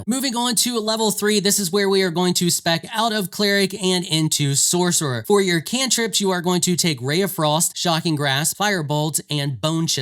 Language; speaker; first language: English; native; English